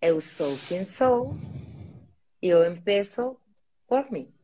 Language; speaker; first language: Portuguese; non-native, learner; Spanish